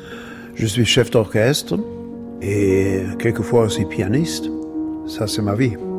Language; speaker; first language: French; non-native, fluent; German